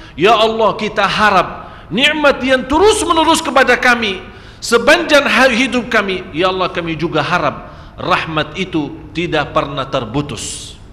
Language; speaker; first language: Malay; non-native, fluent; Arabic